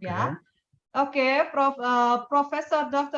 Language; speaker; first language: English; non-native, fluent; Indonesian